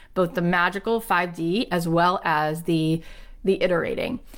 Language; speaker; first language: English; native; English